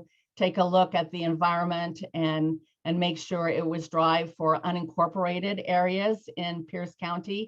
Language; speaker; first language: English; native; English